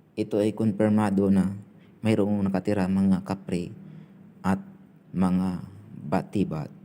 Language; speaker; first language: Filipino; non-native, local second language; Cebuano